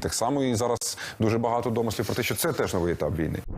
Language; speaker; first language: Ukrainian; native; Ukrainian